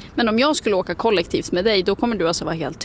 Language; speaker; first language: Swedish; native; Swedish